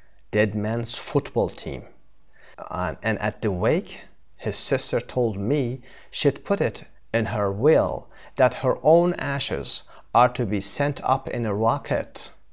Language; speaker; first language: English; non-native, fluent; Persian